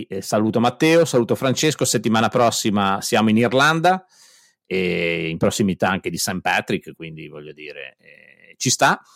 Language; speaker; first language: Italian; native; Italian